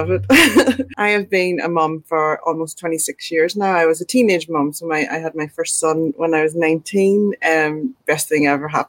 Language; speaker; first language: English; native; English